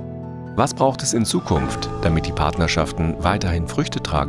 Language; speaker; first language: German; native; German